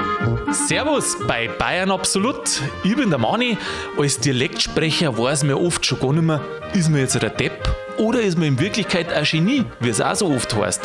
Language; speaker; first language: German; native; German